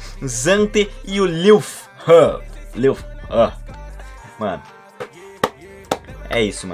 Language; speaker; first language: Portuguese; native; Portuguese